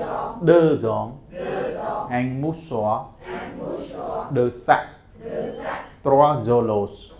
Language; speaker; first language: French; non-native, fluent; Khmer